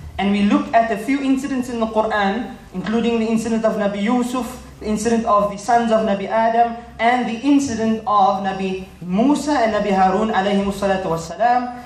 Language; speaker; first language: English; native; English